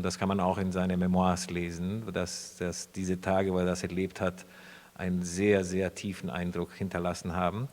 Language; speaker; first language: German; non-native, fluent; Spanish